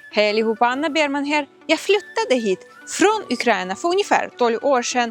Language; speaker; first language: Swedish; non-native, fluent; Ukrainian